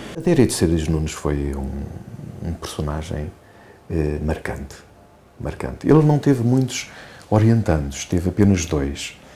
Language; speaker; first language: Portuguese; native; Portuguese